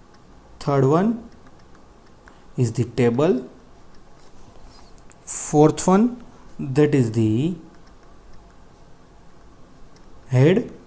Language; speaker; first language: English; non-native, local second language; Gujarati